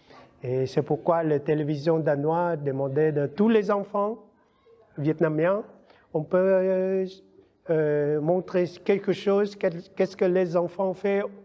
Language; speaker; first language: French; non-native, learner; Vietnamese